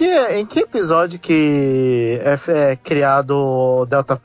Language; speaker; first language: Portuguese; native; Portuguese